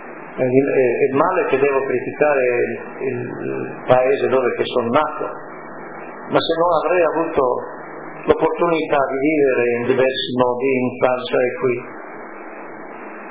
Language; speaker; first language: Italian; native; Italian